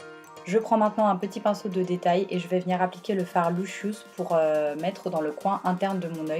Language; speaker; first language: French; native; French